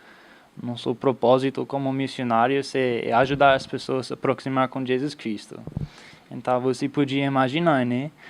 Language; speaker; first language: Portuguese; non-native, fluent; English